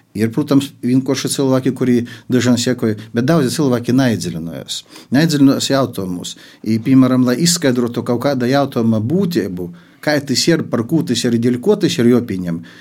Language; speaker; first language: Latvian; non-native, local second language; Russian